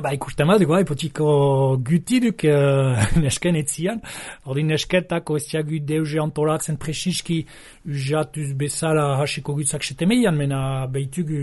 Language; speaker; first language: Basque; native; Basque